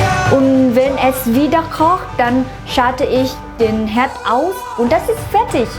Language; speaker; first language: German; non-native, learner; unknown